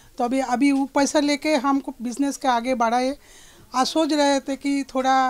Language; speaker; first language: Hindi; native; Hindi